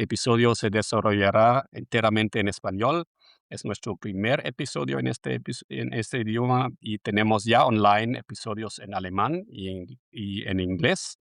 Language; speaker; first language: Spanish; non-native, fluent; German